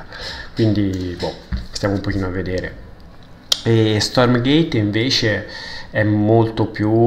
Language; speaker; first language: Italian; native; Italian